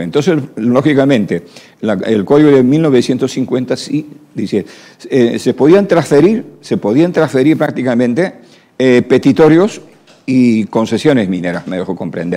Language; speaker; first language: Spanish; native; Spanish